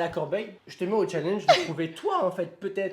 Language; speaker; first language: French; native; French